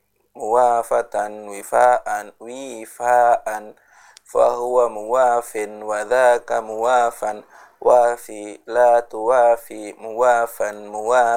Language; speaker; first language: Arabic; non-native, fluent; Indonesian